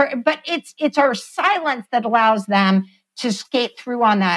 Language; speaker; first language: English; native; English